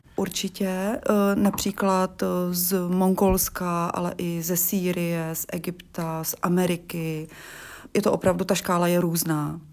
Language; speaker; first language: Czech; native; Czech